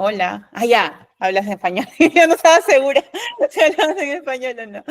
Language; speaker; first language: Spanish; native; Spanish